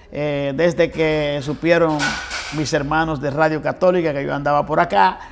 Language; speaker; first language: Spanish; native; Spanish